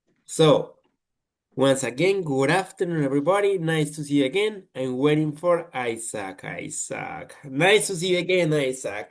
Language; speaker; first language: English; non-native, fluent; Spanish